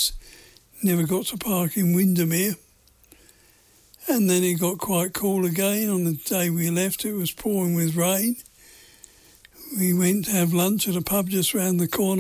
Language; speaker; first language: English; native; English